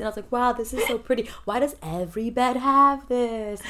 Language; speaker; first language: English; early bilingual, other home language; Spanish